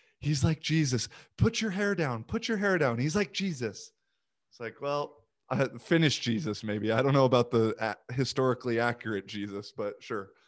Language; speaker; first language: English; native; English